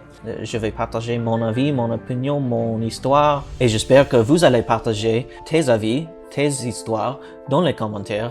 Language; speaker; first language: French; non-native, learner; English